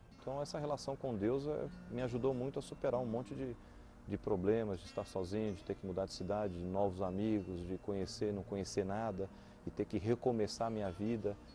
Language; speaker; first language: Portuguese; early bilingual, other home language; Spanish